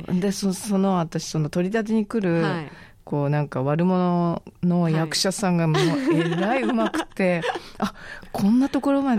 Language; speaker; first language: Japanese; native; Japanese